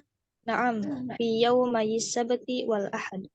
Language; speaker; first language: Arabic; non-native, learner; Indonesian